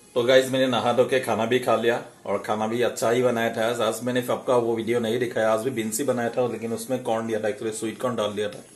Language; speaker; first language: Hindi; non-native, local second language; Assamese